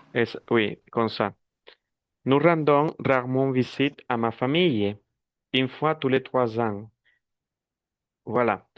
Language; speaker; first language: French; non-native, fluent; Spanish